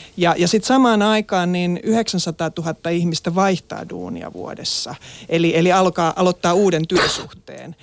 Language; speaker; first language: Finnish; native; Finnish